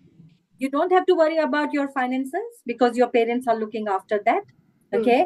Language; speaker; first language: English; non-native, local second language; Hindi